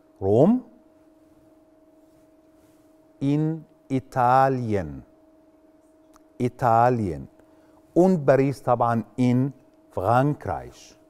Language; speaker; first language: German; non-native, fluent; Arabic